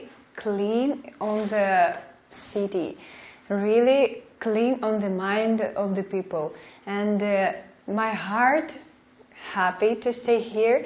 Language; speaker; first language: English; non-native, learner; Russian